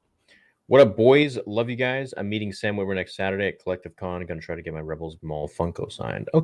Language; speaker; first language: English; native; English